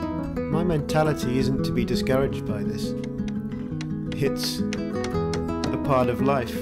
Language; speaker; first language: English; native; English